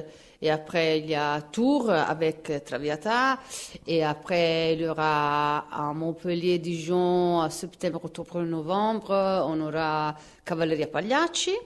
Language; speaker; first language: French; non-native, fluent; Italian